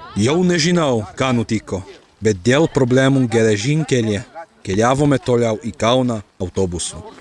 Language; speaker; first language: Lithuanian; non-native, learner; Czech